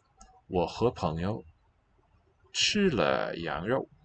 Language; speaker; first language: Chinese; non-native, learner; English